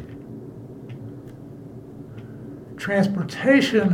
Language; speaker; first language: English; native; English